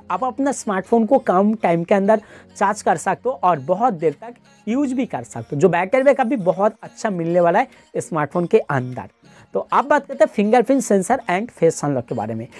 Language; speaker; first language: Hindi; non-native, local second language; Bangla